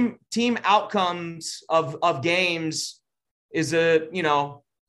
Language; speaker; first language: English; native; English